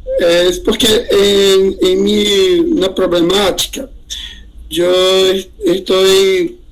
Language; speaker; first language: Spanish; non-native, learner; Portuguese